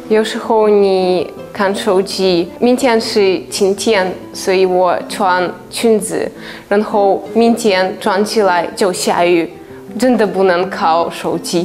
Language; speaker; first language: Chinese; non-native, fluent; Russian